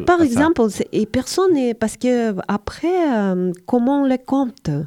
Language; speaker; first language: French; non-native, learner; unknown